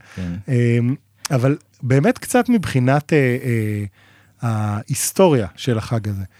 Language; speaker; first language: Hebrew; native; Hebrew